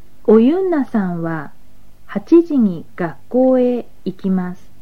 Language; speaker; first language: Japanese; non-native, learner; Mongolian